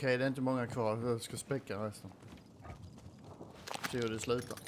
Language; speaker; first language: Swedish; native; Swedish